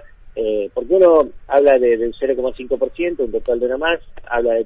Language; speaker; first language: Spanish; native; Spanish